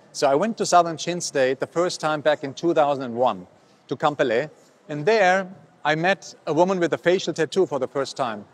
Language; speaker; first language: English; non-native, fluent; German